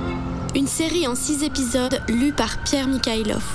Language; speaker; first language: French; native; French